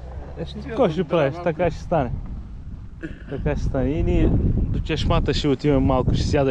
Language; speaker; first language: Bulgarian; non-native, local second language; Turkish